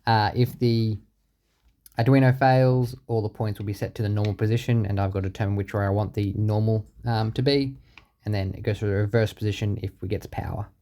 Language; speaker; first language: English; native; English